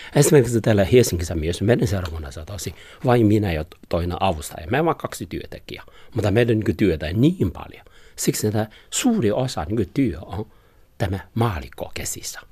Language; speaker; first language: Finnish; non-native, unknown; Chinese